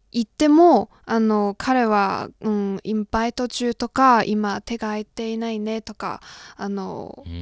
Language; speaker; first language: Japanese; non-native, fluent; Chinese